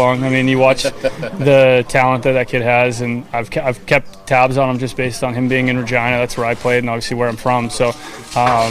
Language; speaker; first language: English; native; English